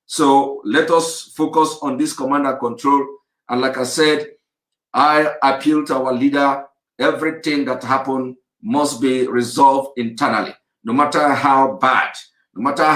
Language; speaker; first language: English; non-native, local second language; Igbo